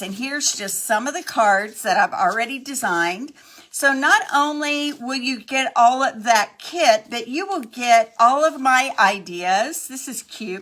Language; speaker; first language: English; native; English